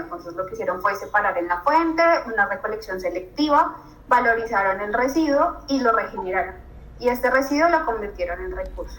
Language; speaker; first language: Spanish; native; Spanish